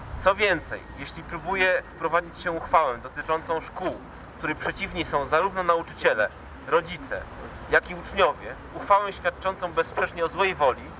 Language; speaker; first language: Polish; native; Polish